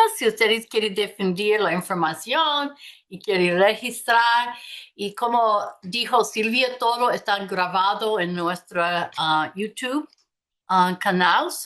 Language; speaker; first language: Spanish; non-native, fluent; English